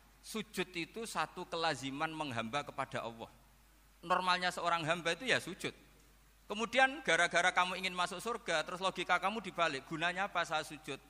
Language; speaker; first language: Indonesian; non-native, local second language; Javanese